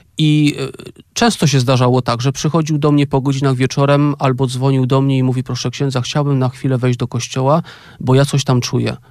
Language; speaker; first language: Polish; native; Polish